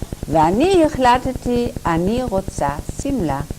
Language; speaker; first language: Hebrew; non-native, fluent; German